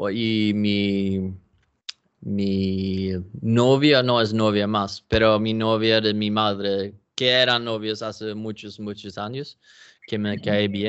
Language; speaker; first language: Spanish; non-native, learner; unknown